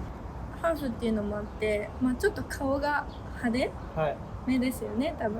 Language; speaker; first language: Japanese; native; Japanese